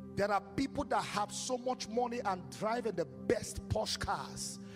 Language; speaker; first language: English; non-native, local second language; Yoruba